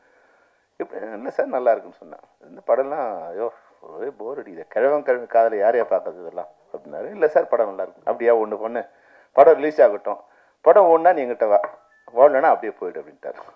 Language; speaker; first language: Tamil; native; Tamil